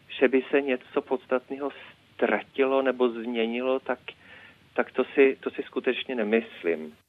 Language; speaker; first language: Czech; non-native, fluent; Norwegian